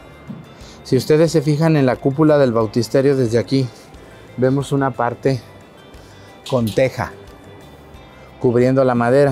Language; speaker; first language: Spanish; native; Spanish